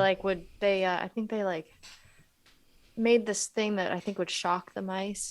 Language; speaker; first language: English; native; English